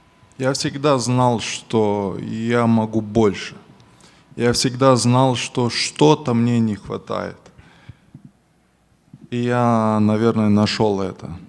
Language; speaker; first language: Russian; non-native, local second language; Romanian